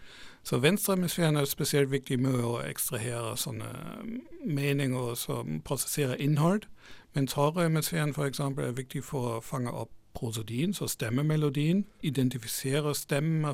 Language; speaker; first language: Norwegian; non-native, fluent; German